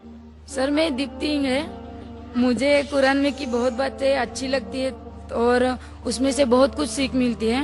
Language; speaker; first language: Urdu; non-native, local second language; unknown